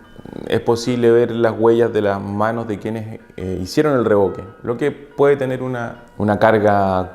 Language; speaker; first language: Spanish; native; Spanish